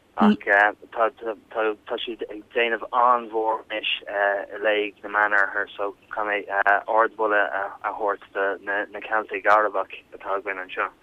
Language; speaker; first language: Irish; non-native, local second language; English